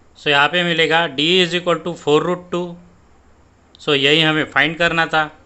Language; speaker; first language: Hindi; non-native, local second language; Marathi